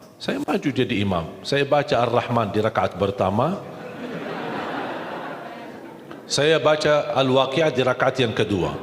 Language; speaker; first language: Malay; non-native, fluent; Arabic